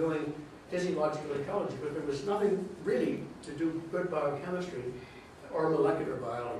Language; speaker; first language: English; native; English